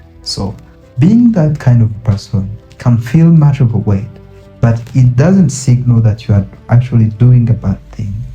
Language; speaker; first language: English; non-native, local second language; Kinyarwanda